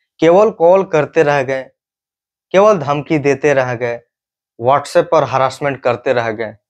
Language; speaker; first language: Hindi; native; Hindi